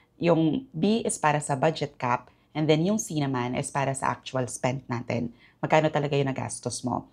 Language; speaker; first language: Filipino; native; Filipino